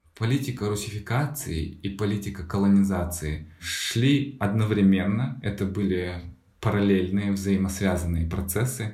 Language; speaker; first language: Russian; native; Russian